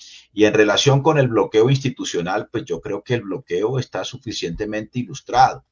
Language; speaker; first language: Spanish; native; Spanish